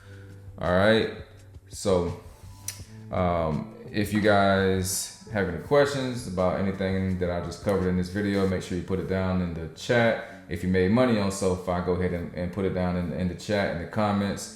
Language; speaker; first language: English; native; English